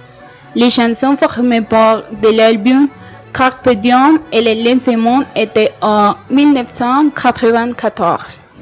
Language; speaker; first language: French; non-native, learner; Spanish